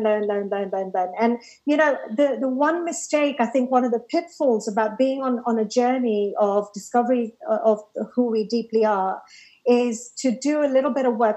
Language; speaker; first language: English; native; English